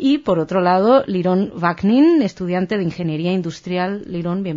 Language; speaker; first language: Spanish; native; Spanish